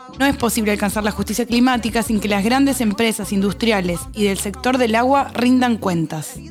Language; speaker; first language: Spanish; non-native, fluent; Arabic